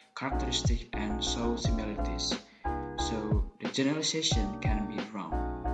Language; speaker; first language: English; non-native, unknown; Indonesian